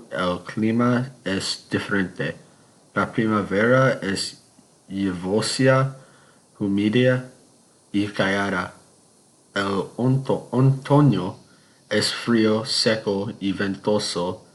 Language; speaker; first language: Spanish; non-native, learner; English